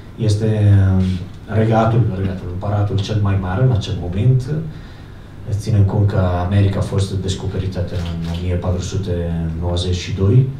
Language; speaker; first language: Romanian; non-native, fluent; Italian